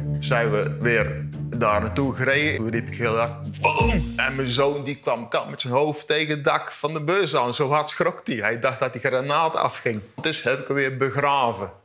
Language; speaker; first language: Dutch; native; Dutch